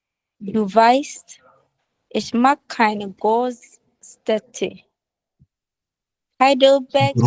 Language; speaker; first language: German; non-native, learner; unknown